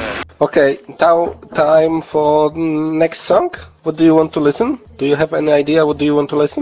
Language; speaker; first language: English; non-native, learner; Polish